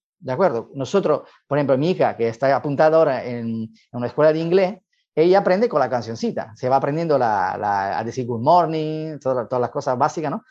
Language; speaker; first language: Spanish; non-native, fluent; Italian